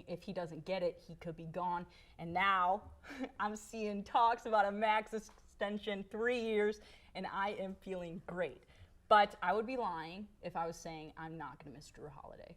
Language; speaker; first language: English; native; English